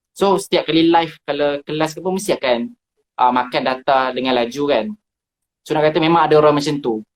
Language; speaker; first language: Malay; native; Malay